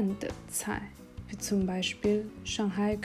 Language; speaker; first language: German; non-native, fluent; Chinese